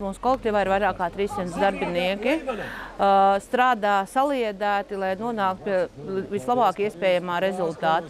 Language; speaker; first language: Latvian; native; Latvian